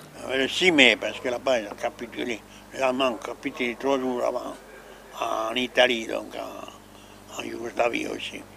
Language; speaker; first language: French; non-native, local second language; Swiss German